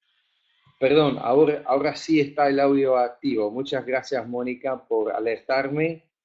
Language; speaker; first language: Spanish; non-native, fluent; Afrikaans